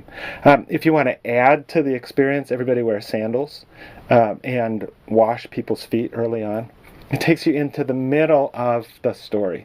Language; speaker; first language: English; native; English